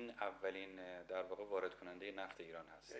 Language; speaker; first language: Persian; native; Persian